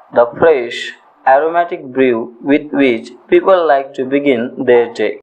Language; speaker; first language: English; non-native, local second language; Marathi